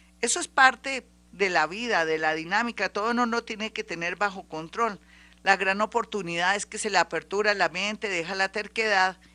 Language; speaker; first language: Spanish; native; Spanish